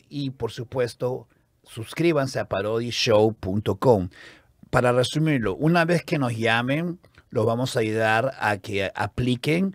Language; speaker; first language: Spanish; native; Spanish